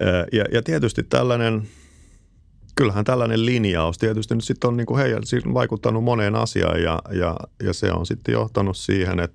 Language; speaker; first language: Finnish; native; Finnish